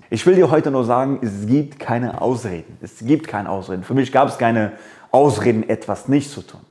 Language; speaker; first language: German; early bilingual, other home language; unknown